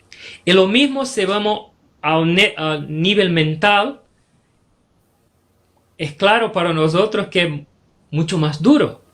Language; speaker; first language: Spanish; non-native, fluent; Portuguese